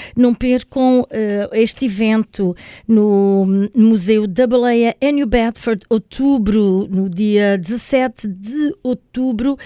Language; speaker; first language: Portuguese; native; Portuguese